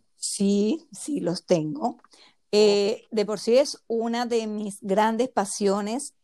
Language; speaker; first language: Spanish; native; Spanish